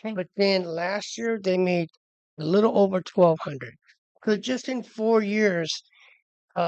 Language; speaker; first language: English; native; English